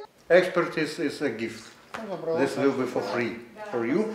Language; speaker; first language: English; non-native, learner; Russian